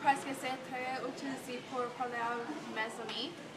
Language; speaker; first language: French; non-native, learner; English